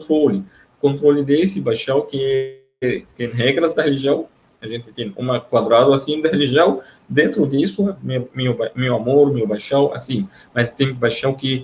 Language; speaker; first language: Portuguese; non-native, learner; Arabic